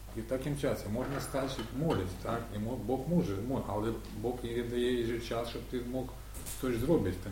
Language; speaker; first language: Polish; non-native, learner; Ukrainian